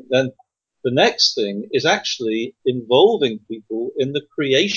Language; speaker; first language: English; native; English